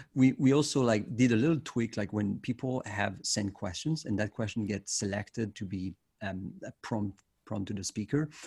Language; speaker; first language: English; non-native, fluent; French